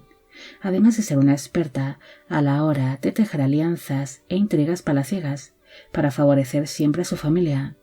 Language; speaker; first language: Spanish; native; Spanish